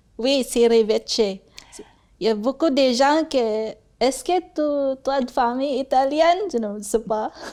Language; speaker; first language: French; non-native, learner; Cebuano